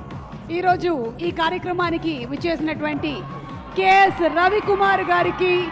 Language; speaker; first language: Telugu; native; Telugu